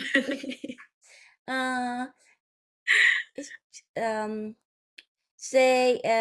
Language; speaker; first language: French; non-native, learner; Vietnamese